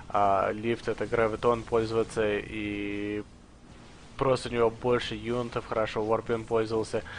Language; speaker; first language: Russian; early bilingual, heritage; Russian